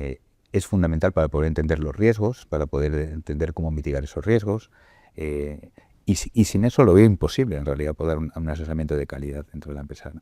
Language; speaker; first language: Spanish; native; Spanish